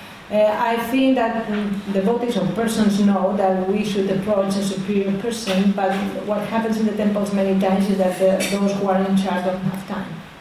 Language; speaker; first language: English; non-native, fluent; Spanish